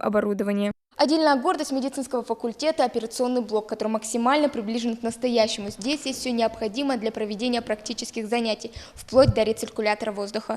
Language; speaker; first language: Russian; native; Russian